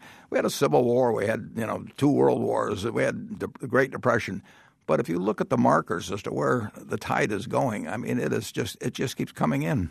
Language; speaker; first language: English; native; English